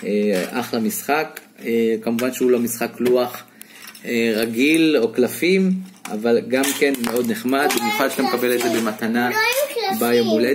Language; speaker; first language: Hebrew; native; Hebrew